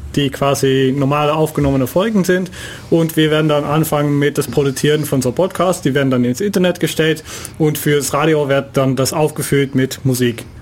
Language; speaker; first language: German; non-native, fluent; Dutch